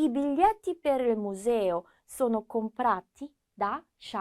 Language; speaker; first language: Italian; non-native, fluent; Korean